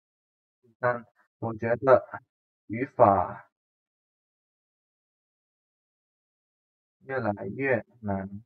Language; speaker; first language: Chinese; non-native, fluent; Indonesian